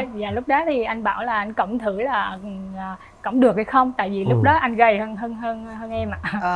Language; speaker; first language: Vietnamese; native; Vietnamese